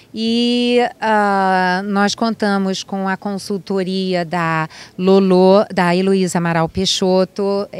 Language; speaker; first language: Portuguese; native; Portuguese